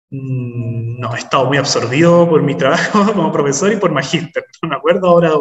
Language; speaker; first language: Spanish; native; Spanish